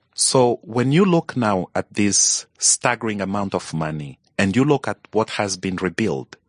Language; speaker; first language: English; non-native, fluent; Portuguese